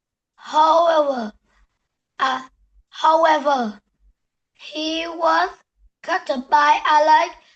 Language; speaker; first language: English; non-native, learner; Vietnamese